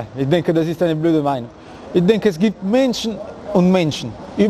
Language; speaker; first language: German; non-native, fluent; Italian